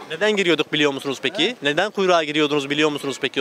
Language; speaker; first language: Turkish; native; Turkish